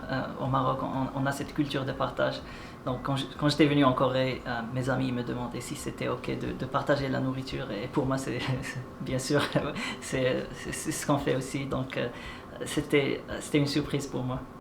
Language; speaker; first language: French; non-native, local second language; Arabic